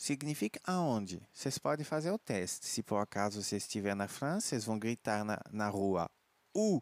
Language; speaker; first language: Portuguese; non-native, fluent; French